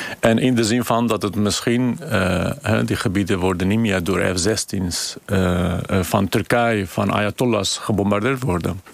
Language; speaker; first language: Dutch; non-native, fluent; Kurdish